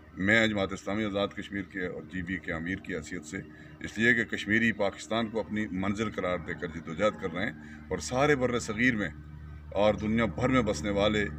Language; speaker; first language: Urdu; non-native, local second language; Pahari-Potwari